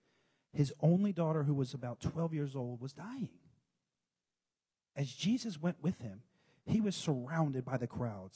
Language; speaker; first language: English; native; English